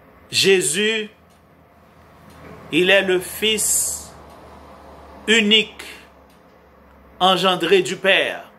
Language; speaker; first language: French; non-native, local second language; Haitian Creole